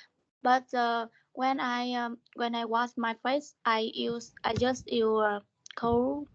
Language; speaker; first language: English; non-native, learner; Vietnamese